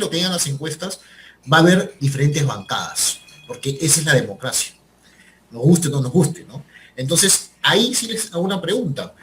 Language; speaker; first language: Spanish; native; Spanish